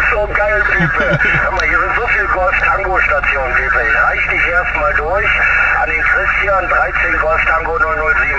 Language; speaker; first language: German; native; German